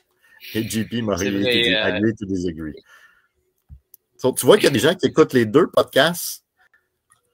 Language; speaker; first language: French; native; French